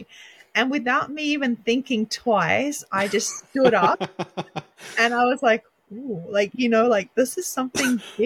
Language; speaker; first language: English; native; English